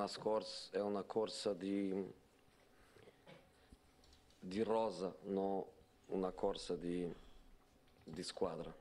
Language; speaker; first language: Italian; non-native, fluent; Portuguese